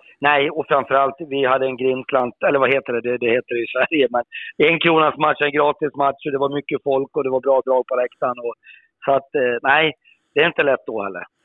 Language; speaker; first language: Swedish; native; Swedish